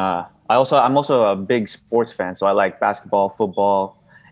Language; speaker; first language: English; non-native, local second language; Cebuano